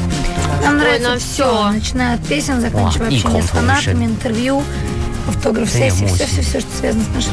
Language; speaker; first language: Russian; native; Russian